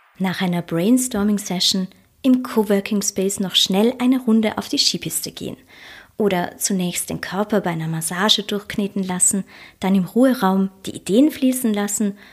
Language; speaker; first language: German; native; German